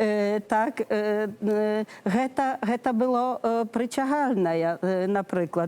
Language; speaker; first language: Polish; non-native, learner; Belarusian